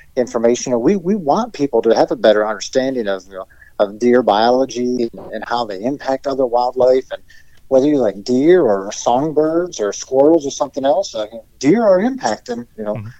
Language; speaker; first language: English; native; English